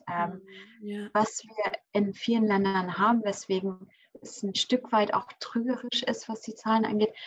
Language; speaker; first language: German; early bilingual, other home language; English